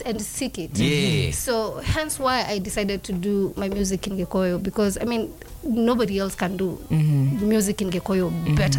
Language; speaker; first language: English; non-native, local second language; Kikuyu